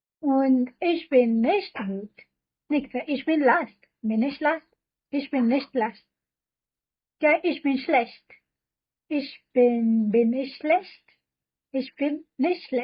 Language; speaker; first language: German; non-native, fluent; Hindi